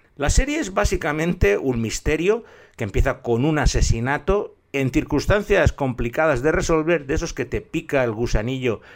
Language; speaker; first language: Spanish; native; Spanish